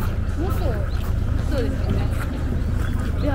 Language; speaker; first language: Japanese; native; Japanese